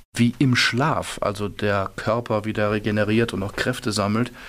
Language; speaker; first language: German; native; German